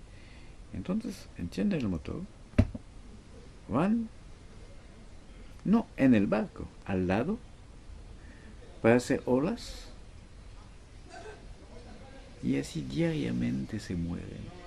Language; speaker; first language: Spanish; non-native, fluent; French